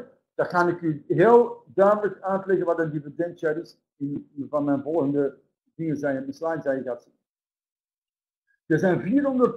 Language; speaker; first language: Dutch; native; Dutch